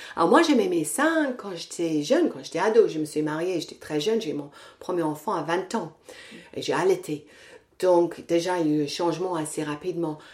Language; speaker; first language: French; non-native, fluent; English